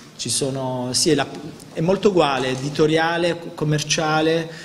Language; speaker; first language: Italian; native; Italian